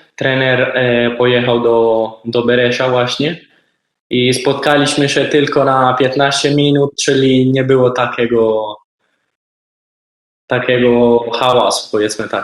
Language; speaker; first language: Polish; early bilingual, heritage; Polish